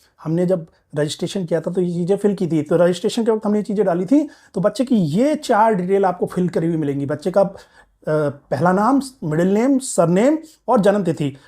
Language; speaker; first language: Hindi; native; Hindi